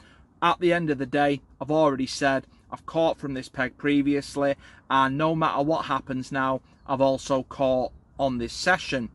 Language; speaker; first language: English; native; English